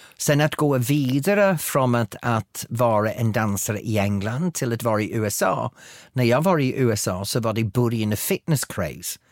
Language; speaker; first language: Swedish; non-native, fluent; English